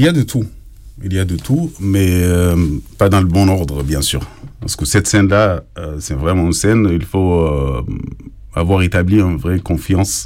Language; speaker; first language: French; non-native, fluent; Arabic